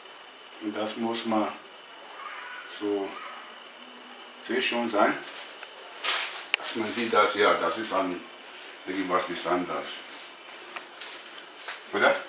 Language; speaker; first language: German; non-native, learner; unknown